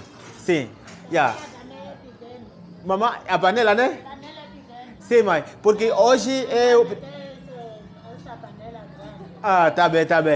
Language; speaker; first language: Portuguese; non-native, learner; Vietnamese